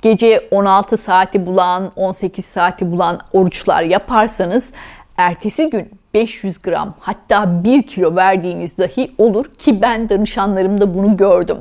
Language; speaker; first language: Turkish; native; Turkish